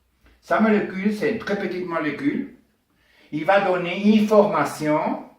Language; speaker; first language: French; non-native, learner; Spanish